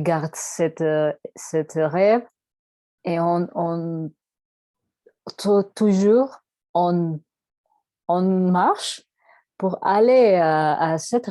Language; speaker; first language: French; non-native, learner; Spanish